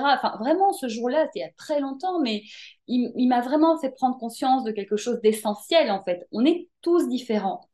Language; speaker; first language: French; native; French